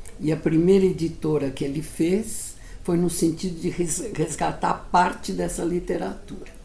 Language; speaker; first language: Portuguese; early bilingual, other home language; Yiddish